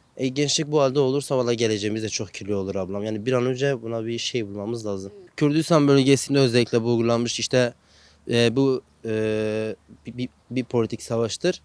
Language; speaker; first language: Turkish; non-native, local second language; Kurdish